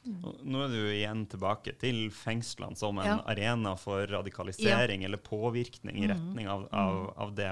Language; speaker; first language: Norwegian; native; Norwegian